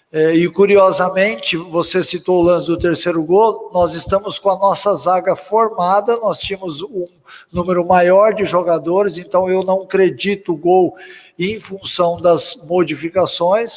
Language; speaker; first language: Portuguese; native; Portuguese